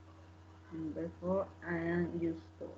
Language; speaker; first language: English; non-native, learner; Spanish